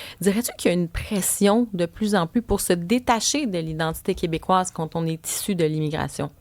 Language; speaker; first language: French; native; French